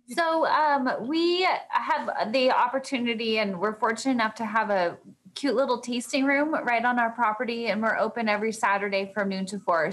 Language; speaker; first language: English; native; English